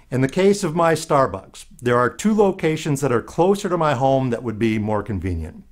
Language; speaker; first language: English; native; English